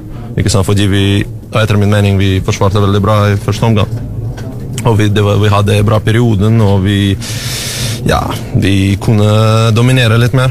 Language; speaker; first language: Norwegian; non-native, learner; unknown